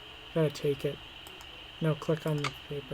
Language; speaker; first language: English; native; English